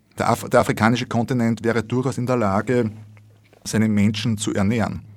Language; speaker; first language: German; native; German